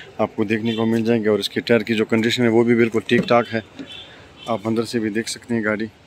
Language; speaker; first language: Urdu; non-native, local second language; Pashto